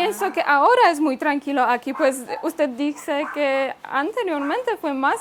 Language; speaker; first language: Spanish; non-native, fluent; Polish